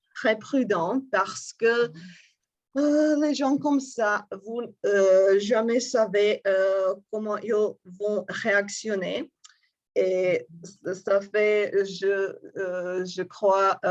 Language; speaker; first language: French; non-native, fluent; Czech